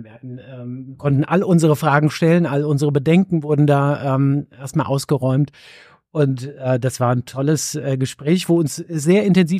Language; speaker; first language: German; native; German